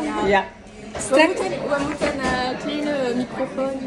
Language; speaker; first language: Dutch; non-native, learner; Romanian